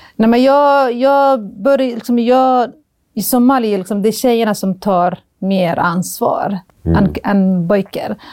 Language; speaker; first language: Swedish; non-native, fluent; Somali